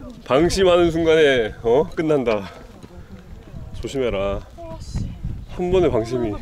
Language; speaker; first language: Korean; native; Korean